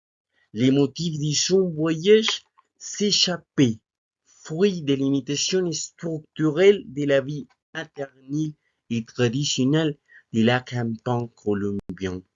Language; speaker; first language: French; non-native, learner; Spanish